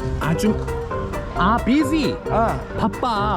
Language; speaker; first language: Korean; native; Korean